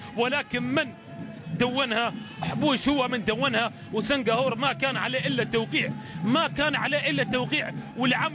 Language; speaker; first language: Arabic; native; Arabic